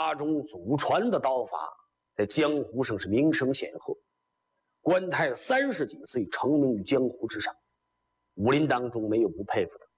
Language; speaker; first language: Chinese; native; Chinese